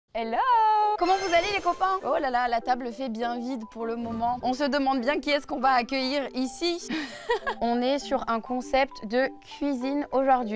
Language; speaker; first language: French; native; French